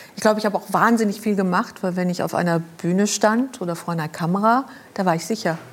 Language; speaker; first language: German; non-native, local second language; Luxembourgish